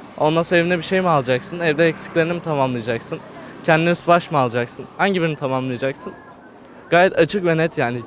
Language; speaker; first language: Turkish; native; Turkish